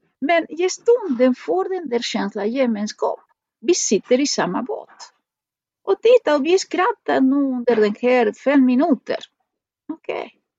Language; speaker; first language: Swedish; non-native, fluent; Spanish